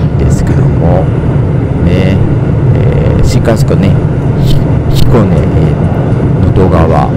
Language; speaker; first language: Japanese; native; Japanese